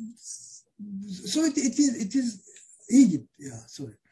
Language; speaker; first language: English; non-native, fluent; Arabic